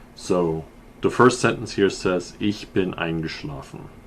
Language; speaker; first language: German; non-native, fluent; English